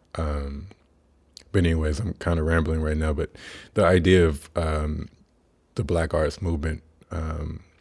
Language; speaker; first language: English; native; English